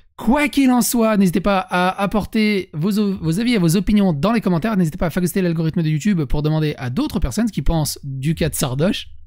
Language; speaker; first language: French; native; French